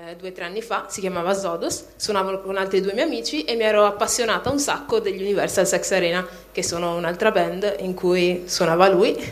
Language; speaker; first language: Italian; early bilingual, other home language; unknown